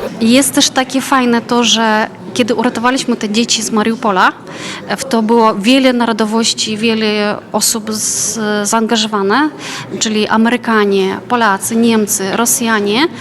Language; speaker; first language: Polish; non-native, fluent; Russian